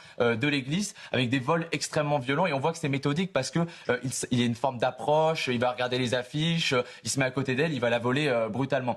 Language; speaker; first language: French; native; French